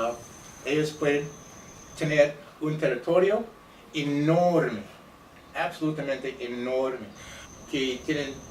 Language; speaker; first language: Spanish; non-native, fluent; English